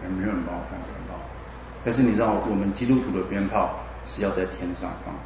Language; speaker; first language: Chinese; native; Chinese